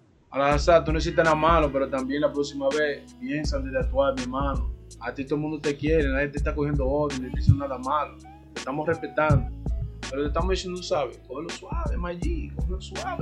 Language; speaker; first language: Spanish; early bilingual, other home language; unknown